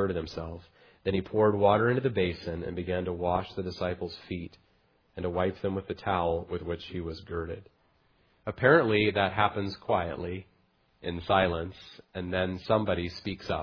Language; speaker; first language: English; native; English